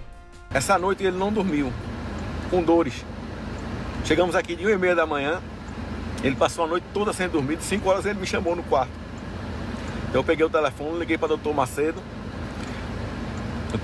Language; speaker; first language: Portuguese; native; Portuguese